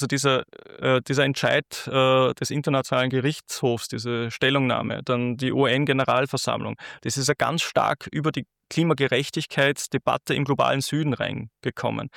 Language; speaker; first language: German; native; German